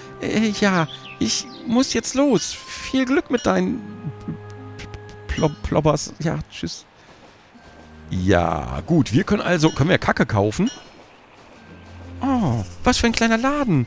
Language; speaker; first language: German; native; German